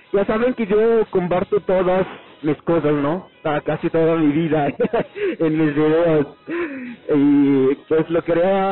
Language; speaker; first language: Spanish; non-native, fluent; Arabic